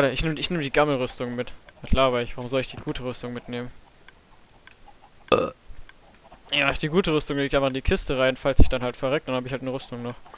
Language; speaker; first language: German; native; German